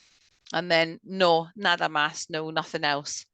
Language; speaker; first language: Spanish; non-native, fluent; English